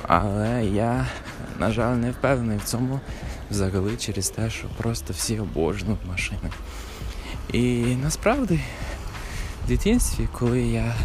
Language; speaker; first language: Ukrainian; non-native, fluent; English